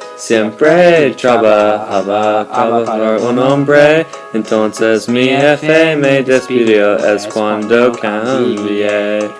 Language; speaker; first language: Spanish; non-native, learner; English